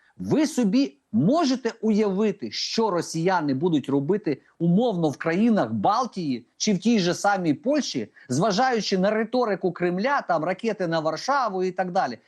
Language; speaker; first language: Ukrainian; native; Ukrainian